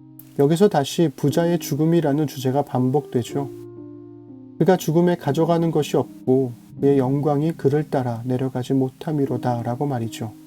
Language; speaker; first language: Korean; native; Korean